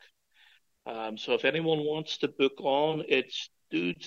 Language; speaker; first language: English; native; English